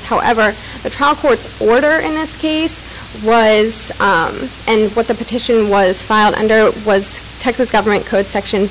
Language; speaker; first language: English; native; English